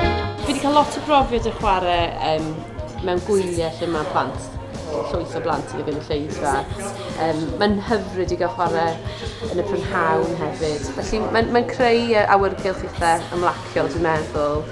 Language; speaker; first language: Welsh; native; Welsh